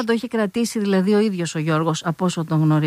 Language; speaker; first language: Greek; native; Greek